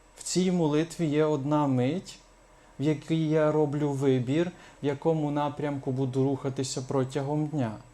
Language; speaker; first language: Ukrainian; native; Ukrainian